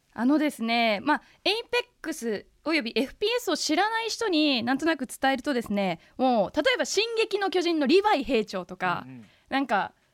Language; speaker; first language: Japanese; native; Japanese